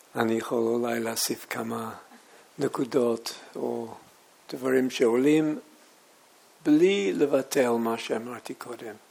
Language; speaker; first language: Hebrew; non-native, fluent; English